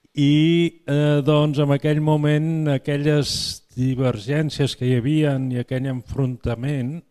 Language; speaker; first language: Catalan; native; Catalan